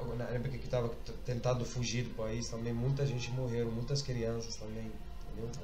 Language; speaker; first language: Portuguese; non-native, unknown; Arabic